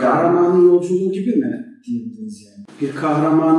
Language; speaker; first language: Turkish; native; Turkish